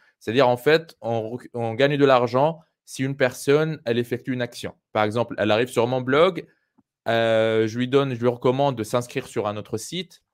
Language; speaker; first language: French; non-native, local second language; Arabic